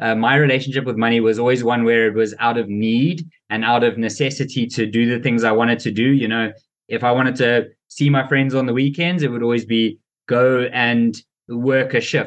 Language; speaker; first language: English; native; English